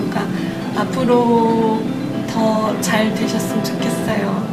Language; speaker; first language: Korean; native; Korean